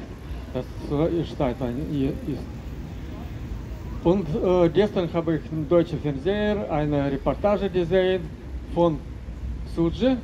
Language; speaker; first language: German; non-native, learner; Russian